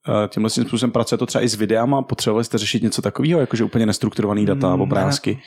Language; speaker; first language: Czech; native; Czech